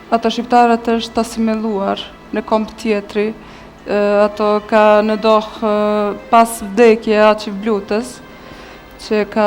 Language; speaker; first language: Albanian; non-native, learner; Bosnian